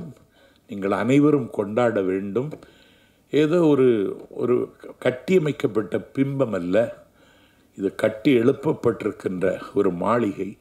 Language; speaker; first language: Tamil; native; Tamil